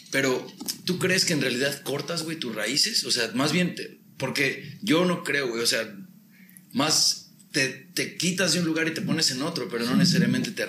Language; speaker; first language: Spanish; early bilingual, heritage; Spanish